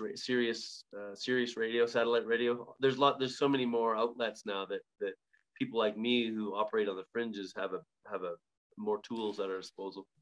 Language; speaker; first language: English; native; English